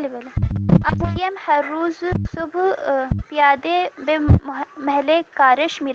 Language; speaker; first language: Persian; non-native, learner; Urdu